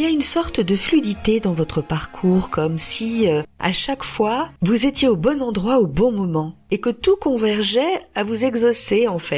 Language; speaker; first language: French; native; French